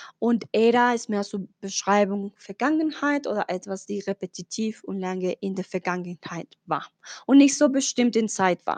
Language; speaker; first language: German; non-native, fluent; Spanish